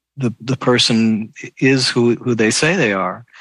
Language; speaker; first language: English; native; English